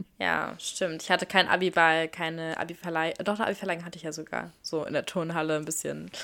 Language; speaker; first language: German; native; German